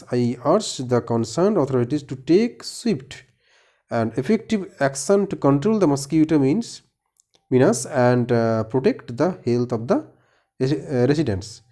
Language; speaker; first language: English; non-native, local second language; Bangla